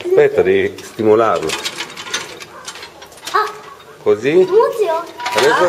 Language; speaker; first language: Italian; native; Italian